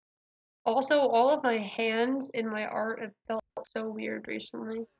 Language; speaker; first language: English; native; English